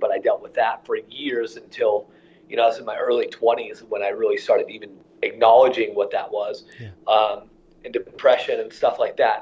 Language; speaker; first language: English; native; English